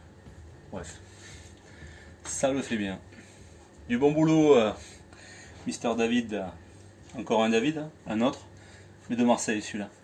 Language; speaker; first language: French; native; French